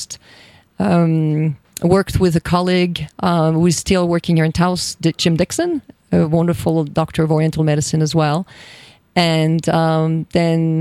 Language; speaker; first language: English; non-native, fluent; French